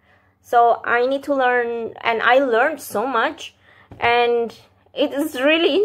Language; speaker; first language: English; non-native, fluent; Indonesian